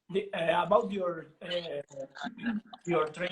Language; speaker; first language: English; non-native, learner; Italian